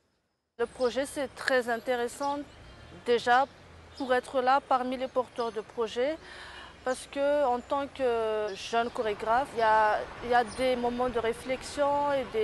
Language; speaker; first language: French; non-native, local second language; Malagasy